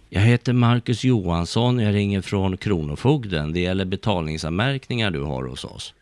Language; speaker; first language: Swedish; native; Swedish